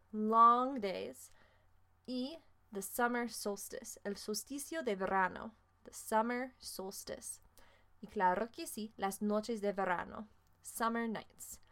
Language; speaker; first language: Spanish; non-native, fluent; English